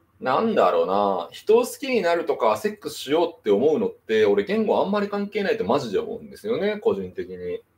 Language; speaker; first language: Japanese; native; Japanese